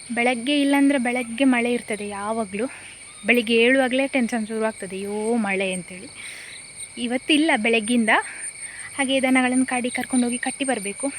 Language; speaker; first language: Kannada; native; Kannada